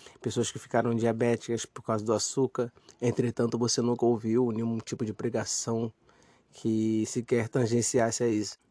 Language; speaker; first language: Portuguese; native; Portuguese